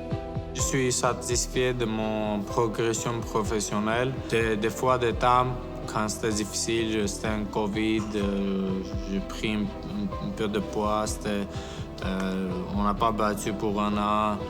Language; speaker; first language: French; non-native, learner; Armenian